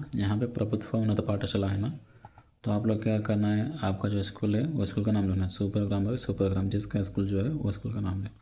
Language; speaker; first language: Hindi; non-native, local second language; Telugu